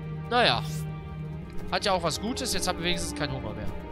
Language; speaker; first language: German; native; German